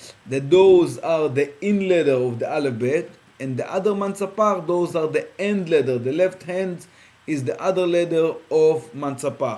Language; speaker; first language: English; non-native, fluent; Hebrew